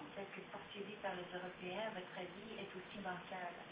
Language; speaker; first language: French; native; French